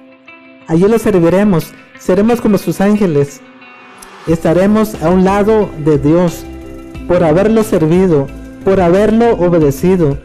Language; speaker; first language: Spanish; native; Spanish